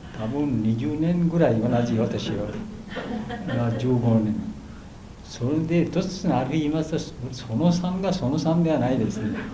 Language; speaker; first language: Japanese; non-native, learner; Bangla